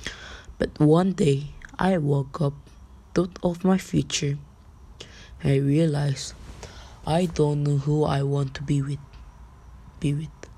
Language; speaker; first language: English; non-native, learner; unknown